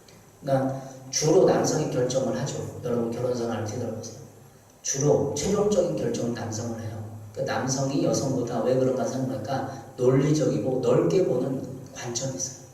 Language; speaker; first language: Korean; native; Korean